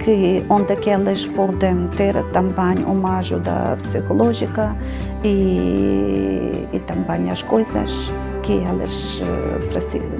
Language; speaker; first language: Portuguese; non-native, fluent; Ukrainian